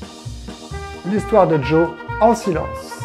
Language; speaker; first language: French; native; French